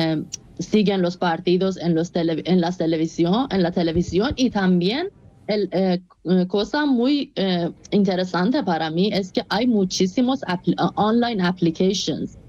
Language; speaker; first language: Spanish; non-native, fluent; Persian